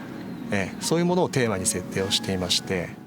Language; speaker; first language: Japanese; native; Japanese